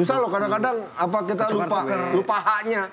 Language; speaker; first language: Indonesian; native; Indonesian